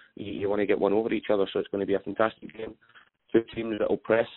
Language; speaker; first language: English; native; English